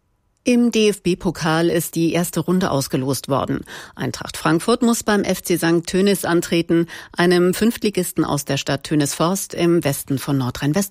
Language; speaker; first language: German; native; German